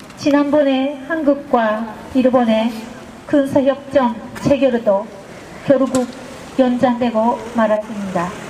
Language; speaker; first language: Korean; non-native, fluent; Japanese